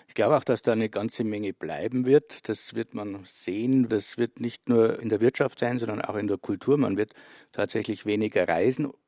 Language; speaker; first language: German; native; German